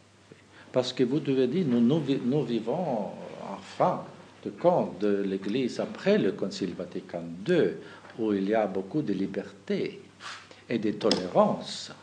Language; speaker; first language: French; non-native, fluent; German